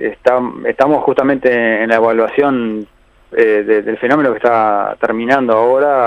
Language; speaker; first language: Spanish; native; Spanish